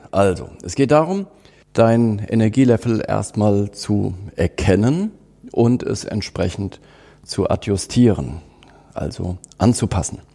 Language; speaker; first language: German; native; German